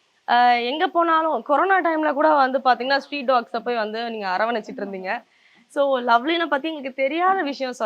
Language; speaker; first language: Tamil; native; Tamil